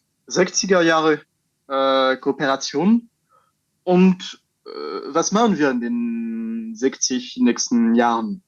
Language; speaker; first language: German; non-native, fluent; French